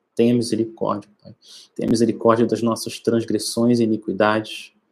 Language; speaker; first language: Portuguese; native; Portuguese